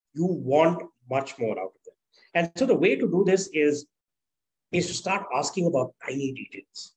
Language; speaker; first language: English; non-native, local second language; Tamil